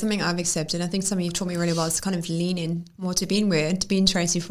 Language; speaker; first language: English; native; English